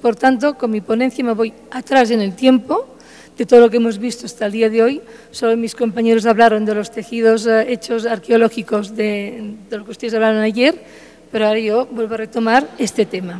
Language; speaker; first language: Spanish; native; Spanish